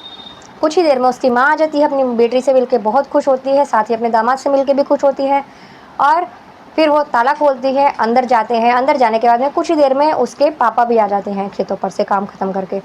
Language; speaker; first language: Hindi; native; Hindi